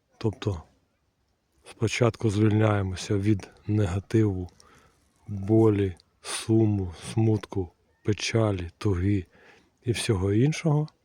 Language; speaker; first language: Ukrainian; non-native, local second language; Russian